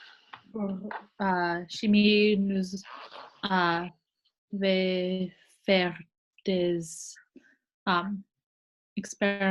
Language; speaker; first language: French; non-native, learner; English